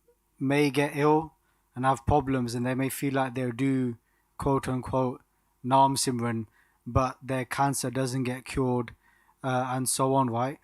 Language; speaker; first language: English; non-native, local second language; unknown